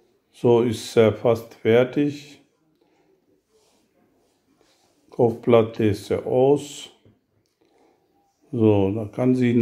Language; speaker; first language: German; non-native, learner; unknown